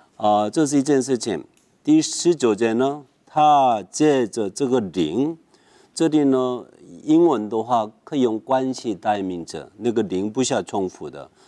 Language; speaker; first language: Chinese; non-native, fluent; Korean